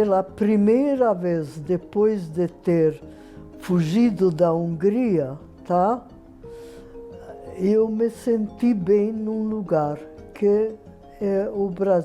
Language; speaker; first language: Portuguese; non-native, fluent; Hungarian